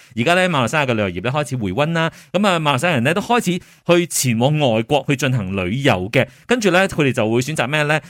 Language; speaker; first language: Cantonese; native; Cantonese